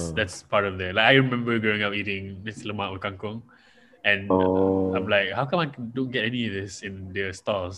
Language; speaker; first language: English; non-native, local second language; Malay